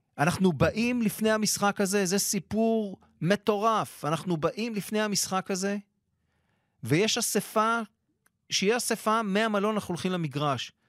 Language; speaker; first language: Hebrew; native; Hebrew